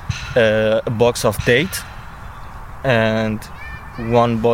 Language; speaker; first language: English; non-native, learner; Persian